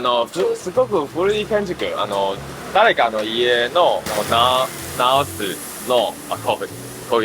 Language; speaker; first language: Japanese; non-native, learner; Chinese